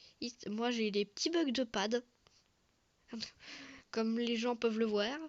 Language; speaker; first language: French; native; French